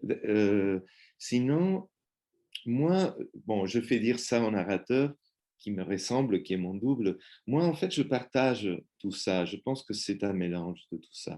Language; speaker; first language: French; non-native, fluent; Spanish